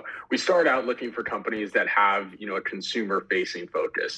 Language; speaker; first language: English; native; English